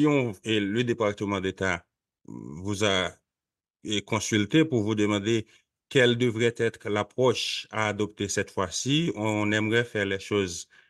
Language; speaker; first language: French; non-native, local second language; Haitian Creole